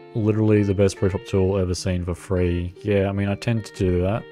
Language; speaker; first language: English; native; English